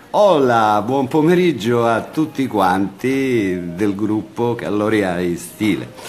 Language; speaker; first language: Italian; native; Italian